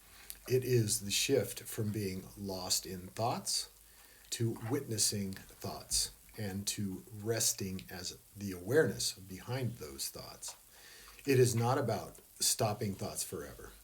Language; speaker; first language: English; native; English